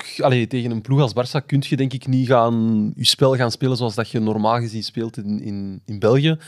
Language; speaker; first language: Dutch; native; Dutch